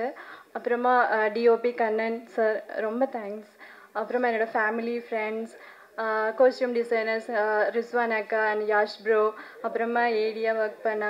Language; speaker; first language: Tamil; non-native, learner; Malayalam